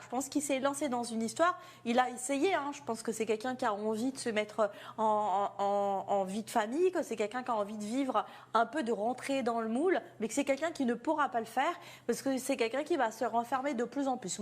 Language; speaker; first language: French; native; French